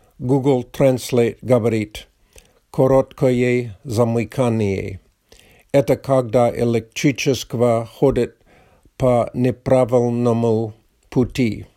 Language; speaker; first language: Russian; non-native, learner; English